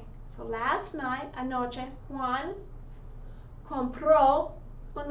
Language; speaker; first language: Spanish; non-native, fluent; English